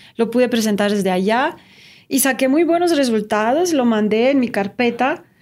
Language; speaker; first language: Spanish; non-native, fluent; Romanian